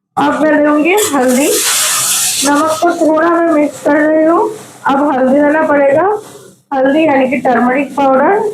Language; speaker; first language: Hindi; non-native, local second language; Bangla